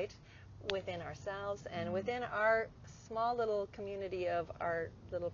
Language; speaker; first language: English; native; English